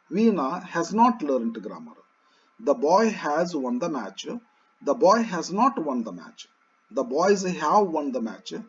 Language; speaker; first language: English; non-native, local second language; Kannada